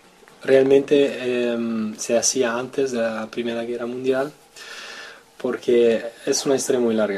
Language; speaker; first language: Spanish; non-native, fluent; French